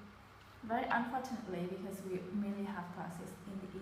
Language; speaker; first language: English; non-native, fluent; Vietnamese